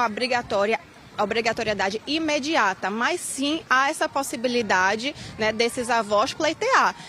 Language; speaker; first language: Portuguese; native; Portuguese